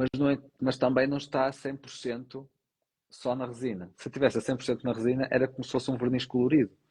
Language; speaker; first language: Portuguese; native; Portuguese